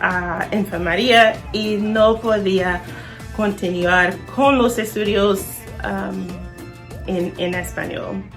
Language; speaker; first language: Spanish; non-native, learner; English